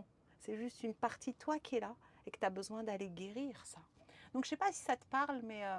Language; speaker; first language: French; native; French